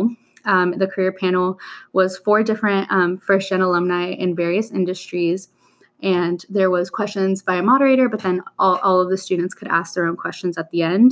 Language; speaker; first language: English; native; English